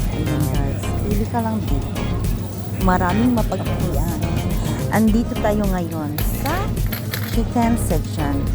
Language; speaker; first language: Filipino; non-native, local second language; Cebuano